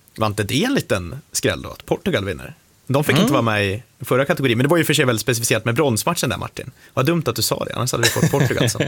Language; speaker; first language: Swedish; native; Swedish